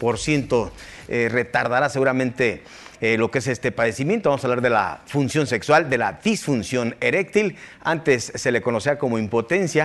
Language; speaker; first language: Spanish; native; Spanish